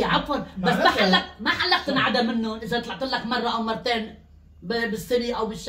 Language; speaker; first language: Arabic; native; Arabic